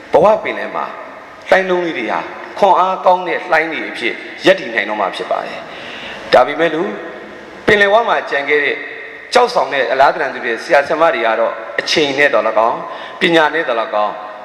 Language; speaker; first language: Burmese; native; Burmese